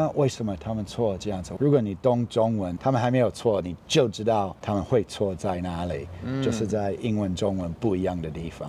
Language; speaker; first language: Chinese; non-native, fluent; English